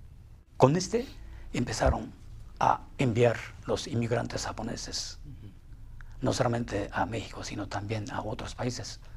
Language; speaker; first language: Spanish; non-native, fluent; Japanese